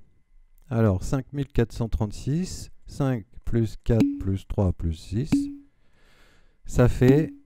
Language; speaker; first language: French; native; French